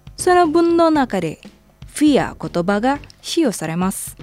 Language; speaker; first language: Japanese; non-native, fluent; Indonesian